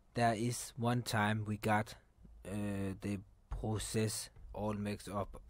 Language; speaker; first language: English; non-native, fluent; Danish